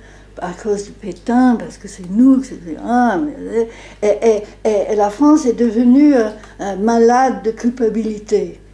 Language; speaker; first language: French; non-native, fluent; English